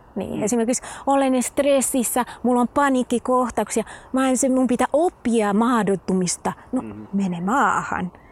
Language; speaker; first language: Finnish; non-native, fluent; Spanish